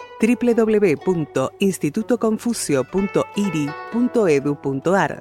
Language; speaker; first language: Spanish; native; Spanish